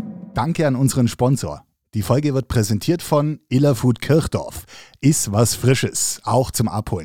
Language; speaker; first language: German; native; German